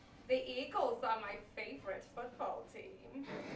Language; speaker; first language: English; native; English